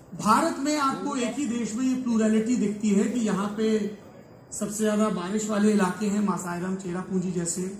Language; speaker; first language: Hindi; native; Hindi